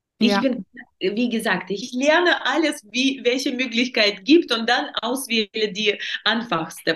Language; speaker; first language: German; non-native, learner; Russian